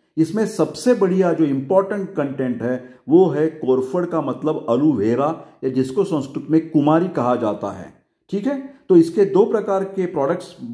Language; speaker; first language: Hindi; non-native, local second language; Marathi